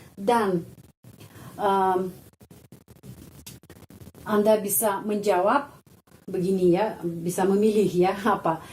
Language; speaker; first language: Indonesian; non-native, fluent; Russian